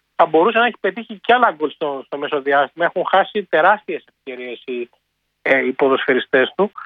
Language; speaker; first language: Greek; native; Greek